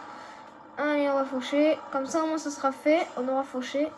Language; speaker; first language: French; native; French